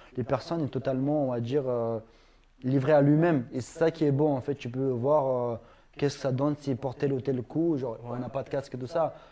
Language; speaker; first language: French; non-native, fluent; Ingush